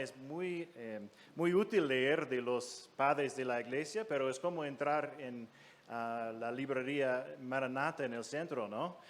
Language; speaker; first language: Spanish; non-native, fluent; English